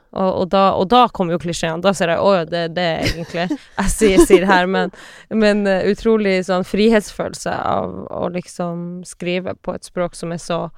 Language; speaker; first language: Norwegian; non-native, local second language; Northern Sami